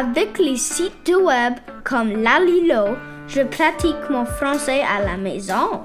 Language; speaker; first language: French; non-native, learner; English